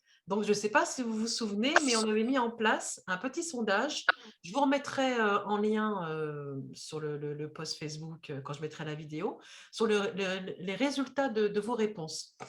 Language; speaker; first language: French; native; French